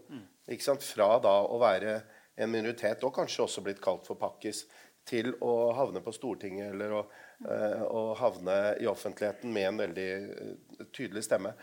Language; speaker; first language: Norwegian; non-native, local second language; Urdu